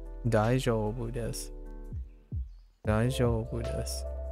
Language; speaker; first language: Japanese; non-native, learner; English